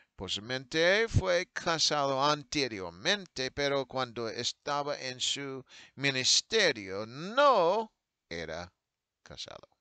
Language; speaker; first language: Spanish; non-native, fluent; English